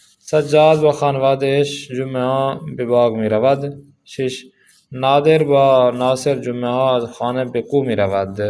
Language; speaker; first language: Persian; non-native, fluent; Urdu